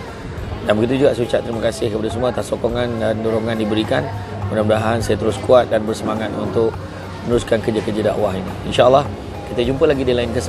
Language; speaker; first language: Malay; native; Malay